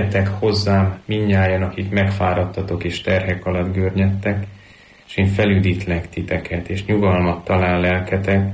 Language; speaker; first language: Hungarian; native; Hungarian